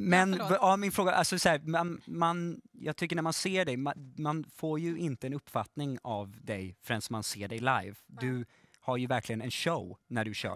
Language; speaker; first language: Swedish; native; Swedish